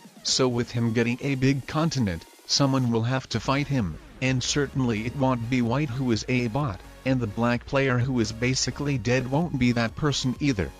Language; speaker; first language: English; non-native, fluent; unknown